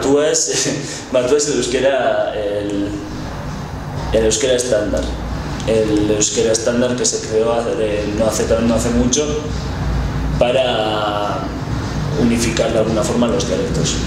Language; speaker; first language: Spanish; non-native, local second language; Basque